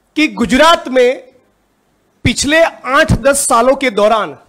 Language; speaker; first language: Hindi; non-native, local second language; Gujarati